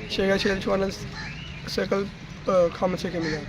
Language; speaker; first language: Korean; non-native, learner; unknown